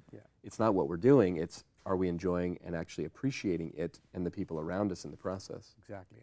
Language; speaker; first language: English; native; English